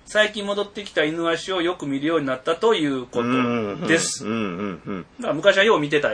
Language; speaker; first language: Japanese; native; Japanese